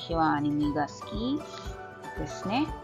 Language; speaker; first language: Japanese; non-native, fluent; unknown